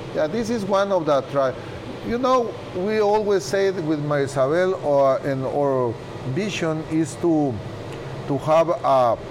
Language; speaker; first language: English; non-native, learner; Spanish